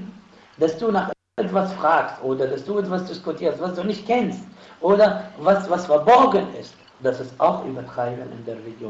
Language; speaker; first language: German; non-native, fluent; Arabic